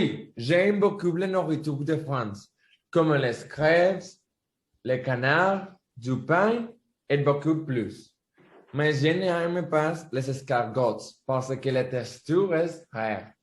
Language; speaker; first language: French; non-native, learner; Spanish